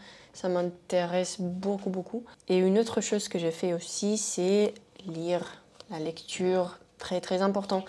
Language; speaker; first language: French; non-native, fluent; Spanish